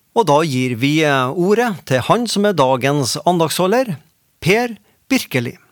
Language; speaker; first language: Norwegian; native; Norwegian